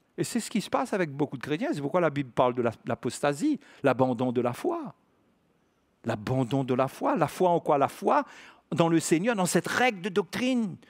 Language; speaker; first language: French; native; French